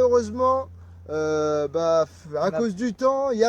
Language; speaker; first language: French; native; French